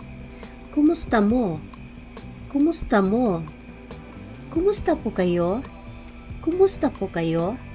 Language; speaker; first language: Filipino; non-native, local second language; Cebuano